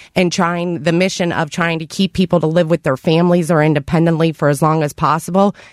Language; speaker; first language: English; native; English